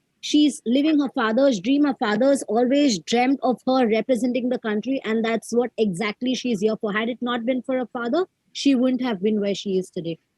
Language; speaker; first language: English; non-native, local second language; Hindi